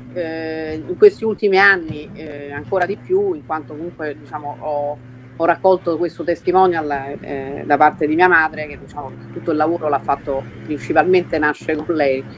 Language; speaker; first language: Italian; early bilingual, heritage; Italian